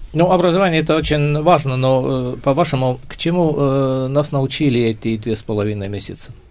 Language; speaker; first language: Russian; non-native, fluent; Estonian